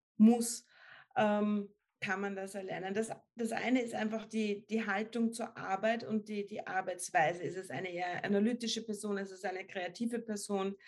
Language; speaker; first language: German; native; German